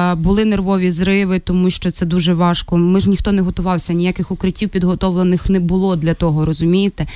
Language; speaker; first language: Ukrainian; non-native, local second language; Russian